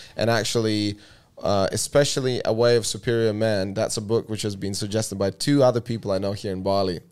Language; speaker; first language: English; non-native, fluent; Russian